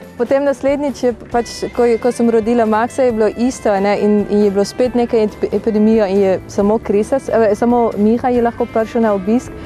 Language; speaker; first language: Slovenian; non-native, fluent; Dutch